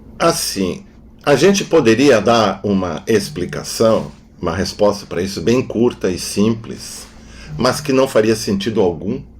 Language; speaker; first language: Portuguese; non-native, local second language; German